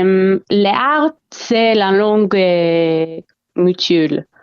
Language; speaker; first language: French; non-native, learner; Hebrew